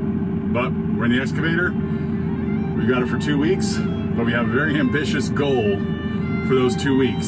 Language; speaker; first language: English; native; English